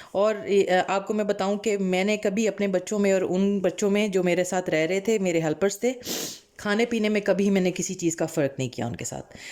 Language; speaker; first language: Urdu; non-native, local second language; Punjabi